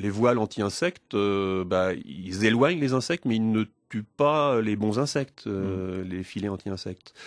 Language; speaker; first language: French; native; French